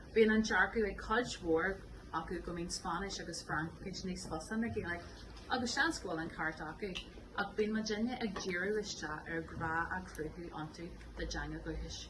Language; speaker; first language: Irish; non-native, local second language; English